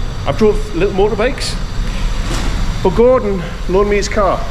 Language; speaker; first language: English; native; English